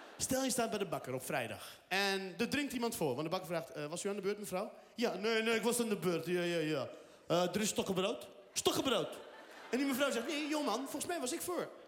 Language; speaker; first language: Dutch; early bilingual, other home language; Riffian